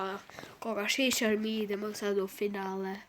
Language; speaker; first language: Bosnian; early bilingual, heritage; Bosnian